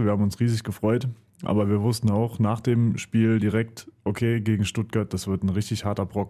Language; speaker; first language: German; native; German